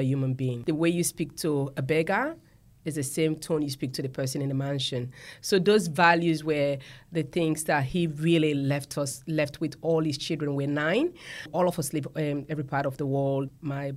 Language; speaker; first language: English; non-native, local second language; Krio